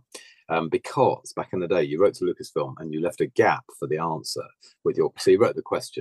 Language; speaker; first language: English; native; English